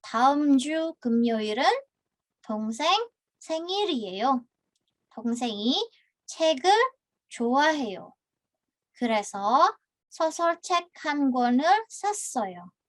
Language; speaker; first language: Korean; non-native, fluent; Indonesian